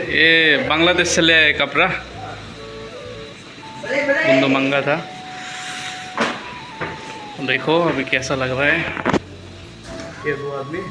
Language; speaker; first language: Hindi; non-native, learner; Bangla